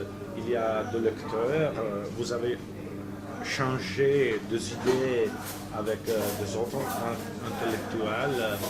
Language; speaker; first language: French; non-native, fluent; Italian